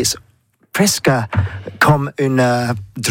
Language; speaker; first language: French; non-native, learner; English